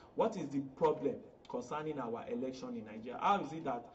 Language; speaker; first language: English; non-native, local second language; Yoruba